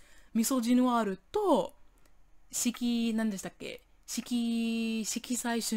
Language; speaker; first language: Japanese; non-native, fluent; English